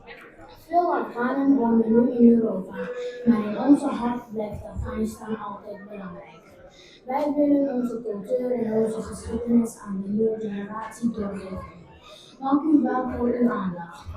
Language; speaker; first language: Dutch; early bilingual, other home language; Pashto